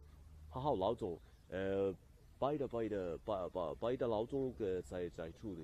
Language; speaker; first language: Chinese; non-native, learner; Arabic